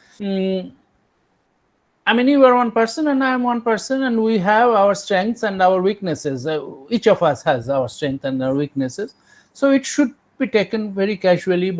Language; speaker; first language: English; non-native, local second language; Bangla